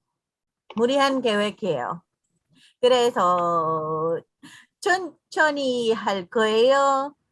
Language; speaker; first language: Korean; non-native, learner; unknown